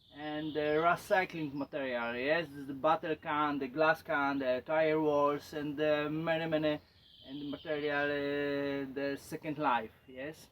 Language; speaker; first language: English; non-native, learner; Polish